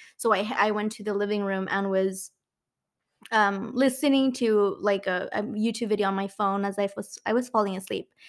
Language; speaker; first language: English; non-native, fluent; Spanish